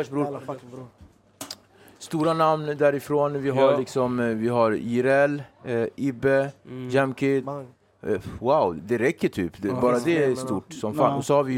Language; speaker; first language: Swedish; native; Swedish